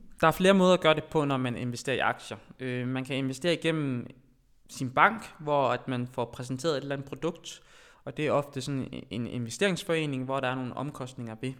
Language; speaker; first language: Danish; early bilingual, other home language; Haitian Creole